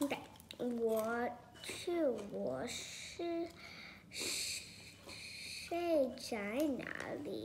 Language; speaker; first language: Chinese; early bilingual, heritage; Chinese